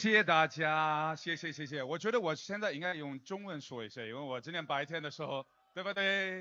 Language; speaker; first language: Chinese; non-native, fluent; English